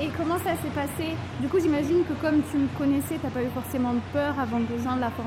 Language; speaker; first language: French; native; French